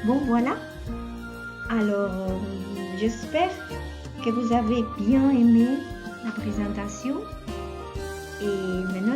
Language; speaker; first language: French; non-native, fluent; Catalan